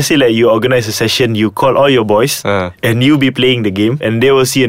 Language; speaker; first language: English; non-native, local second language; Malay